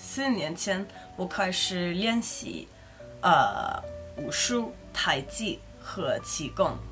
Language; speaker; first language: Chinese; non-native, learner; Icelandic